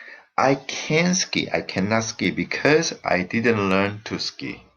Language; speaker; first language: English; non-native, fluent; Korean